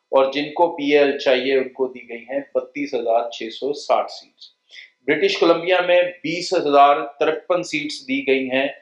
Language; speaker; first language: Hindi; non-native, local second language; Punjabi